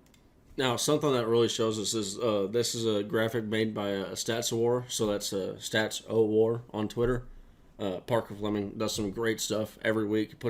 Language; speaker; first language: English; native; English